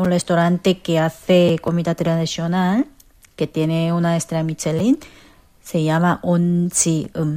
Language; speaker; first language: Spanish; non-native, fluent; Korean